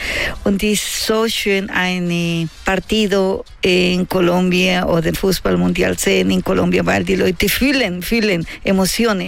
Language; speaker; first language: German; non-native, learner; Spanish